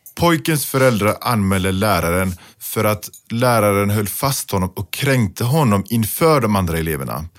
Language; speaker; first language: Swedish; early bilingual, other home language; Pashto